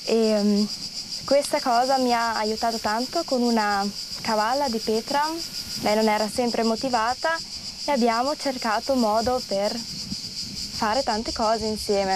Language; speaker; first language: Italian; non-native, local second language; German